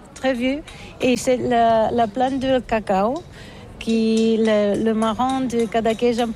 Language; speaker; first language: French; non-native, learner; Catalan